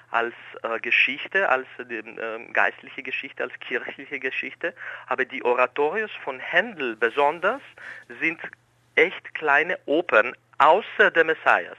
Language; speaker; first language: German; non-native, fluent; Greek